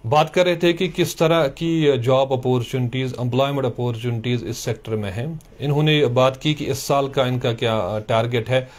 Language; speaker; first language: Hindi; non-native, local second language; Kashmiri